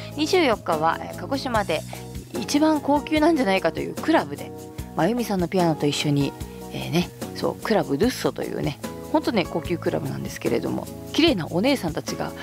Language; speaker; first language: Japanese; native; Japanese